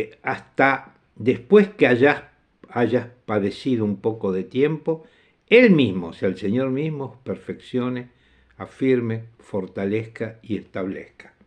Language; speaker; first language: Spanish; non-native, fluent; Italian